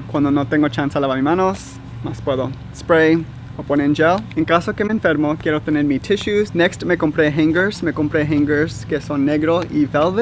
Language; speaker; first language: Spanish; early bilingual, heritage; Spanish